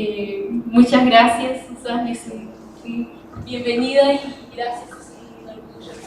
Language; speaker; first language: Spanish; native; Spanish